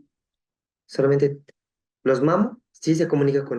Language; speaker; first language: Spanish; non-native, local second language; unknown